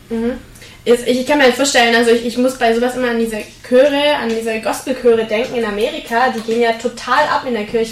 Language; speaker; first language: German; native; German